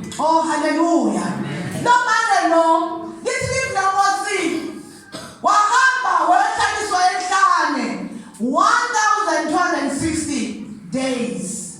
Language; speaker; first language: Zulu; non-native, local second language; Swati